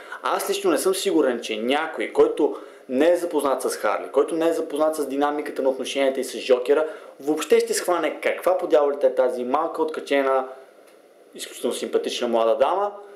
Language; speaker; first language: Bulgarian; native; Bulgarian